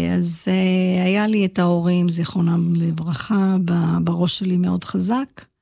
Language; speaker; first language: Hebrew; early bilingual, heritage; Hebrew